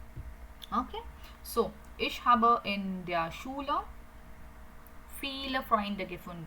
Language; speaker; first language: German; non-native, fluent; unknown